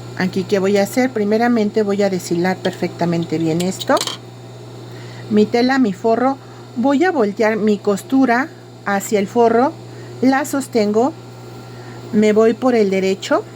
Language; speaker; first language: Spanish; native; Spanish